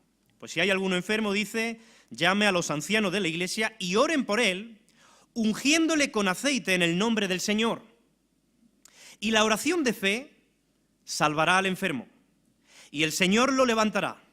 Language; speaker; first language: Spanish; native; Spanish